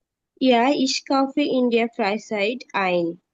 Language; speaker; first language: German; non-native, learner; Bangla